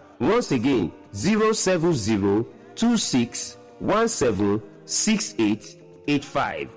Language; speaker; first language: Nigerian Pidgin; native; Nigerian Pidgin